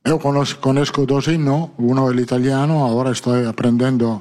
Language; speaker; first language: Portuguese; non-native, learner; Italian